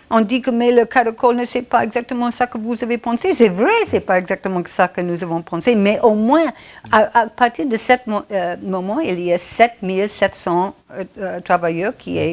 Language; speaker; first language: French; non-native, fluent; English